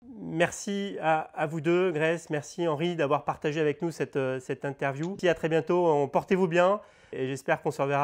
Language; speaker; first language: French; native; French